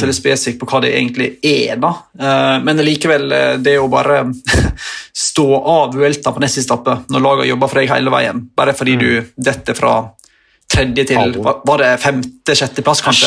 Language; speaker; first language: Norwegian; native; Norwegian